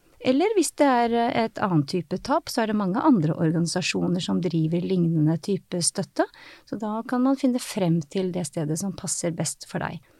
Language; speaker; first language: Norwegian; native; Norwegian